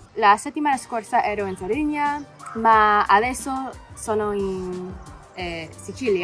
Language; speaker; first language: Italian; non-native, learner; English